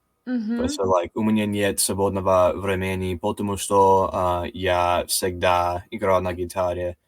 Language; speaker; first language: Russian; non-native, learner; English